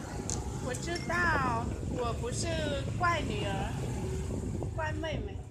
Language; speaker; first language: Chinese; non-native, learner; Vietnamese